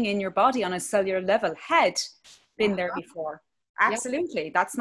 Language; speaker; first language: English; native; English